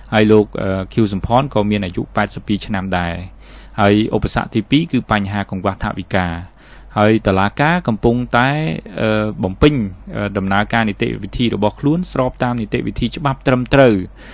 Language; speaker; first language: Khmer; native; Khmer